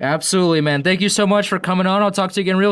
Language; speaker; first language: English; native; English